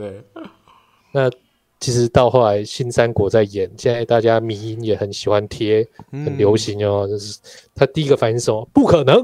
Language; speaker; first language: Chinese; native; Chinese